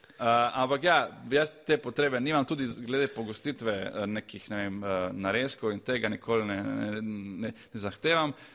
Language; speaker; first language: Slovenian; early bilingual, other home language; Croatian